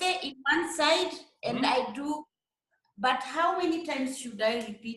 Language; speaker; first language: English; non-native, local second language; Kinyarwanda